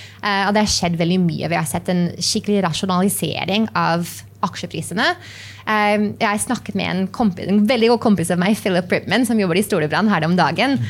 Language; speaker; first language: Norwegian; non-native, fluent; English